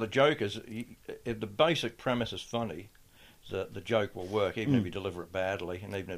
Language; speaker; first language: English; native; English